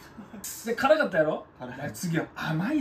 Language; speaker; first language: Japanese; native; Japanese